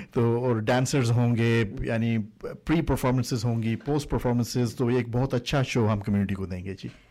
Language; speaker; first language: Hindi; early bilingual, heritage; Urdu